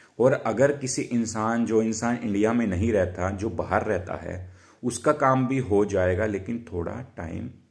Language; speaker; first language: Hindi; native; Hindi